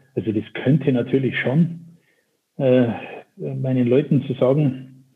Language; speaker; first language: German; native; German